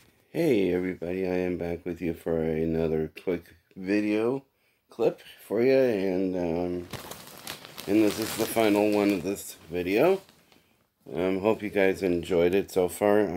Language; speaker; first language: English; native; English